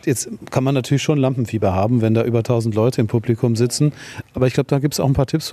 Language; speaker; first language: German; native; German